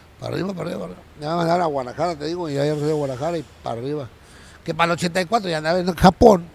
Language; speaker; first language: Spanish; native; Spanish